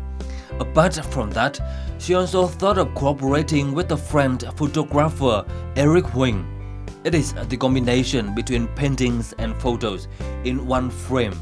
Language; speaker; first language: English; non-native, fluent; Vietnamese